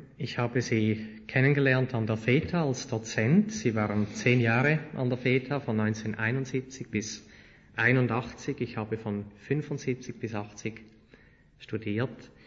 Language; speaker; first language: German; native; German